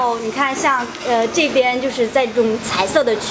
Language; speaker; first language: Chinese; native; Chinese